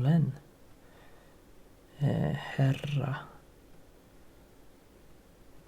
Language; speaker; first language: Finnish; non-native, learner; English